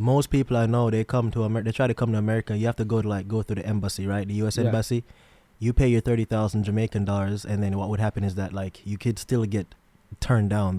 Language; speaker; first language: English; non-native, local second language; Jamaican Creole English